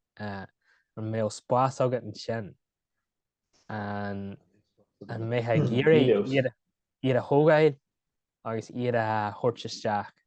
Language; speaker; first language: Irish; native; Irish